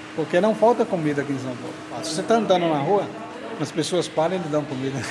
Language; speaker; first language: Portuguese; native; Portuguese